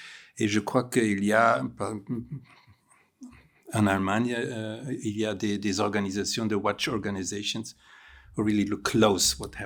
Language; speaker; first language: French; non-native, fluent; German